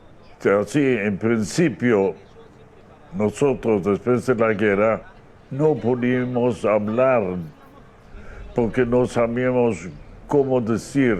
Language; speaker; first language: Spanish; non-native, fluent; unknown